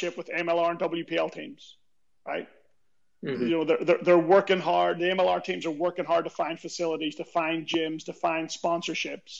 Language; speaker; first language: English; native; English